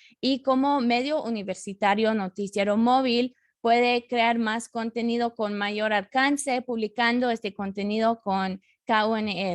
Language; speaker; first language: Spanish; non-native, fluent; English